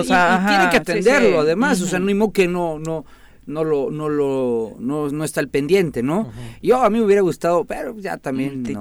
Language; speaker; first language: Spanish; native; Spanish